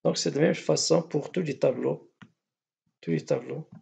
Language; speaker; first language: French; non-native, local second language; Arabic